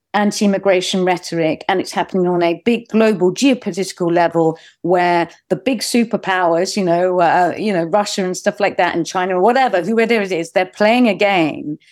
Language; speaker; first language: English; native; English